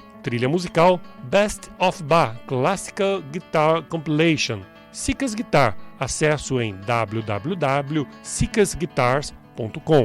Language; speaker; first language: Portuguese; native; Portuguese